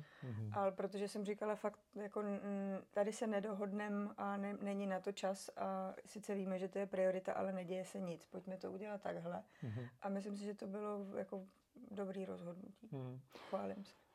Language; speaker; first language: Czech; native; Czech